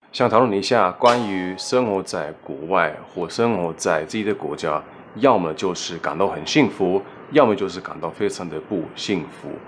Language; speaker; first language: Chinese; non-native, fluent; German